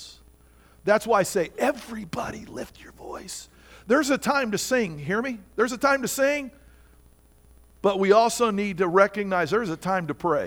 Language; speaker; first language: English; native; English